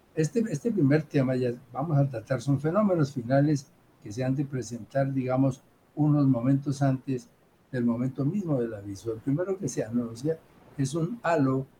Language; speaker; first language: Spanish; native; Spanish